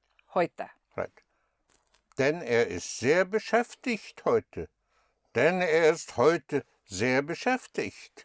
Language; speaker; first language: German; non-native, fluent; English